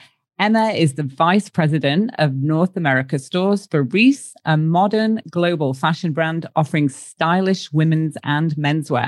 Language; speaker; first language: English; native; English